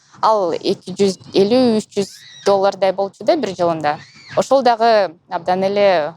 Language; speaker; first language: Kyrgyz; non-native, local second language; Russian